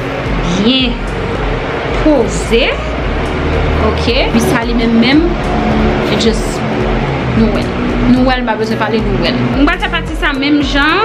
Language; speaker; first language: French; non-native, local second language; Haitian Creole